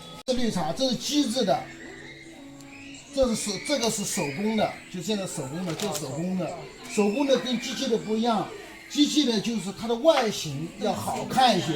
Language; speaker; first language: Chinese; native; Chinese